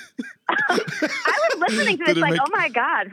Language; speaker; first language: English; native; English